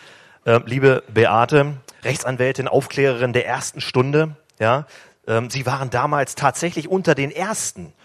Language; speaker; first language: German; native; German